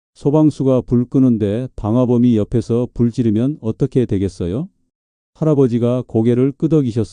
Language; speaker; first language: Korean; native; Korean